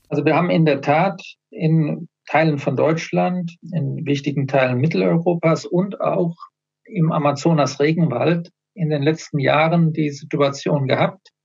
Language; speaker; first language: German; native; German